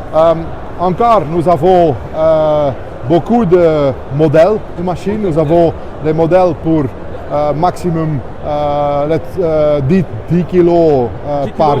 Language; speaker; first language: French; non-native, local second language; Dutch